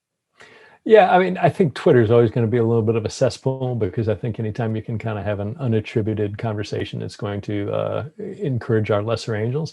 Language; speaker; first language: English; native; English